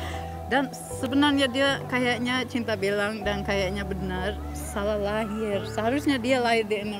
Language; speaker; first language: Indonesian; non-native, fluent; English